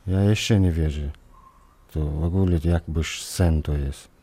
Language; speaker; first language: Polish; non-native, learner; Chechen